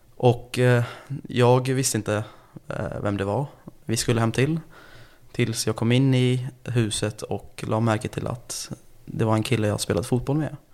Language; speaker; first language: Swedish; early bilingual, other home language; Turkish